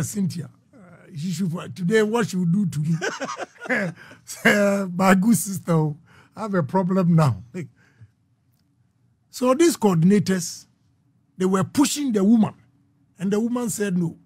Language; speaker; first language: English; non-native, local second language; Akan